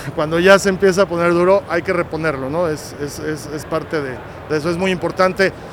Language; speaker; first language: Spanish; native; Spanish